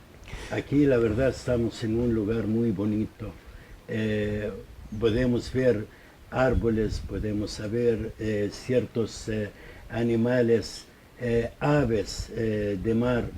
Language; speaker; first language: Spanish; non-native, fluent; Arabic